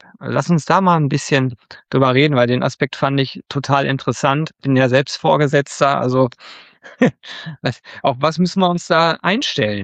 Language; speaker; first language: German; native; German